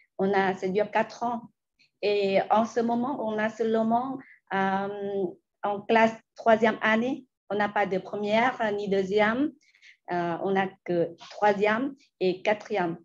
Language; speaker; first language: French; non-native, fluent; Lao